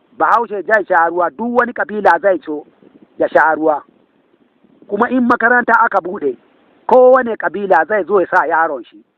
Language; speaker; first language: Hausa; non-native, local second language; Fula